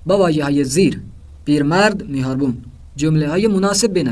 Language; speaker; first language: Persian; non-native, fluent; Urdu